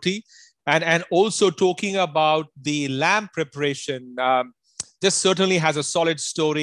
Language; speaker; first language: English; non-native, local second language; Punjabi